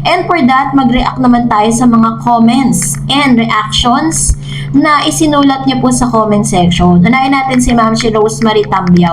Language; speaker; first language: Filipino; native; Filipino